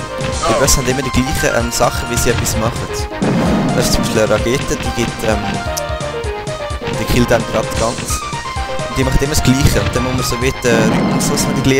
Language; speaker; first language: German; native; German